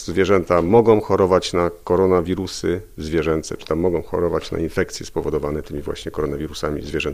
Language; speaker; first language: Polish; native; Polish